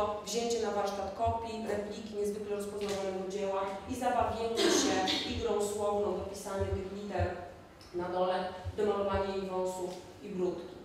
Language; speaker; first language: Polish; native; Polish